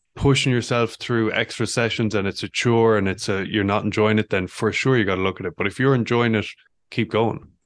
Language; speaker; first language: English; native; English